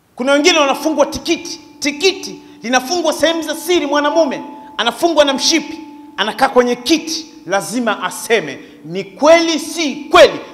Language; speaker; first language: Swahili; native; Swahili